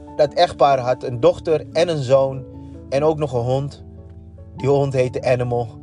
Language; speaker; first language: Dutch; native; Dutch